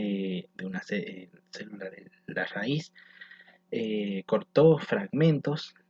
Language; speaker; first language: Spanish; native; Spanish